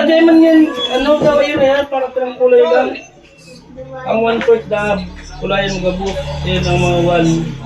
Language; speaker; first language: Filipino; non-native, local second language; Bikol